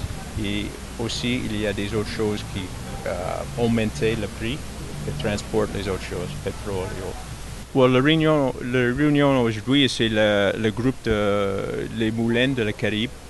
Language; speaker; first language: French; non-native, learner; English